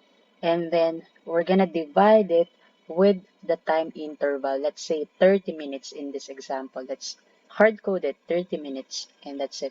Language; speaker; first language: English; non-native, local second language; Filipino